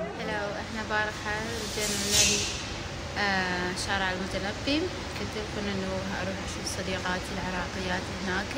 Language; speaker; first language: Arabic; non-native, fluent; Persian